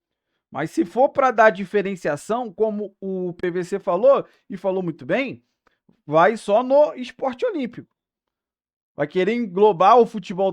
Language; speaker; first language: Portuguese; native; Portuguese